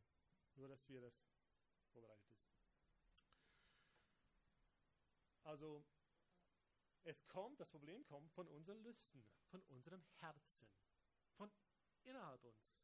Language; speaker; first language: German; non-native, fluent; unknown